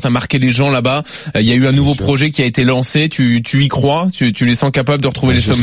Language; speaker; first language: French; native; French